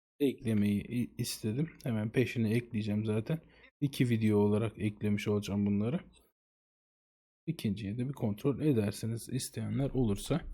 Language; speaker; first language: Turkish; native; Turkish